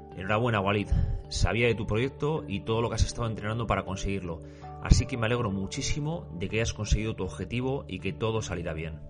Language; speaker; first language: Spanish; native; Spanish